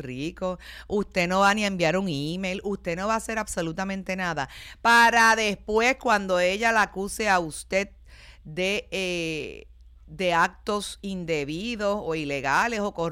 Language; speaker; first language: Spanish; native; Spanish